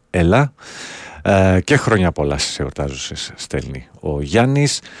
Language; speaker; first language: Greek; native; Greek